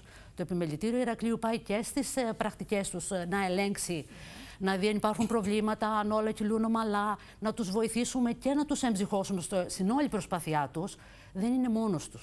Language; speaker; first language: Greek; native; Greek